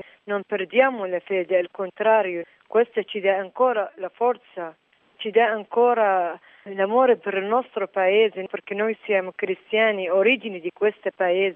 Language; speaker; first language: Italian; non-native, fluent; Arabic